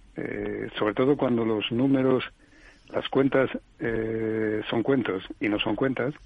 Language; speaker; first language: Spanish; native; Spanish